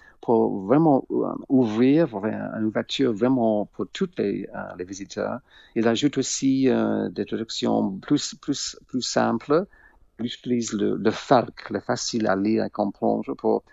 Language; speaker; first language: French; non-native, fluent; English